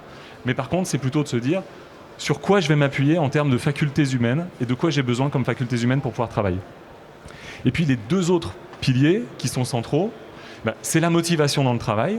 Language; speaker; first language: French; native; French